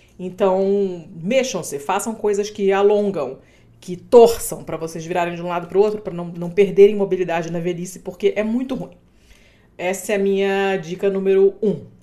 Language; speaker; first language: Portuguese; native; Portuguese